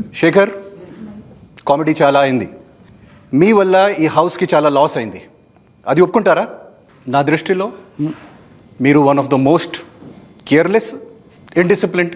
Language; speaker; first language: Telugu; non-native, fluent; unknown